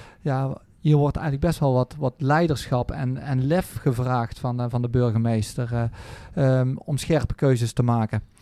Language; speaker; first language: Dutch; native; Dutch